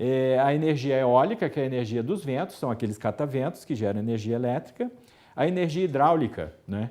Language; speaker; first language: Portuguese; native; Portuguese